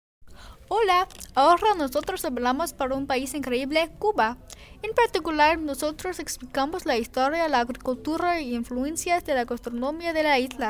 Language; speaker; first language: Spanish; non-native, learner; English